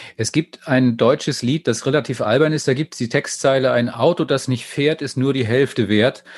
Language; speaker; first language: German; native; German